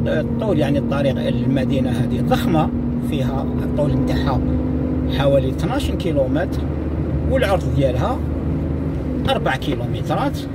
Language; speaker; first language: Arabic; native; Arabic